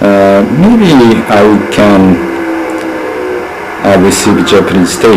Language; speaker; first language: English; non-native, learner; Japanese